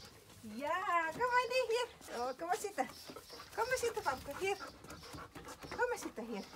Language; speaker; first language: Dutch; non-native, learner; Indonesian